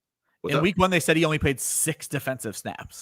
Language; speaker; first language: English; native; English